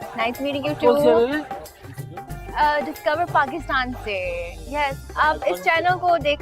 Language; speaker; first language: Hindi; non-native, fluent; Chinese